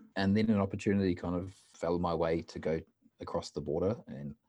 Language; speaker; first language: English; native; English